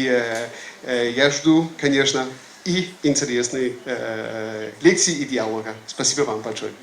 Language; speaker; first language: Russian; non-native, fluent; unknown